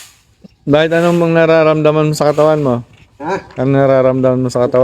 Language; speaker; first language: Filipino; native; Filipino